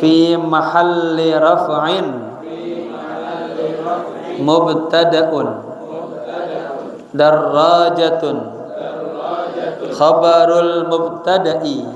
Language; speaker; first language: Arabic; non-native, fluent; Indonesian